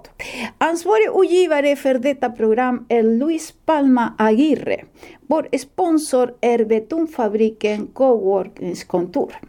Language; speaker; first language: Swedish; non-native, fluent; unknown